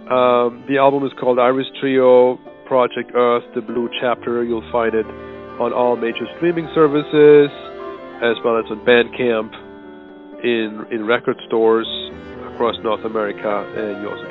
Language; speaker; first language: English; non-native, fluent; German